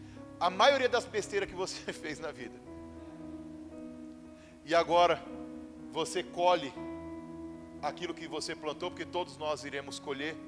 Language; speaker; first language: Portuguese; native; Portuguese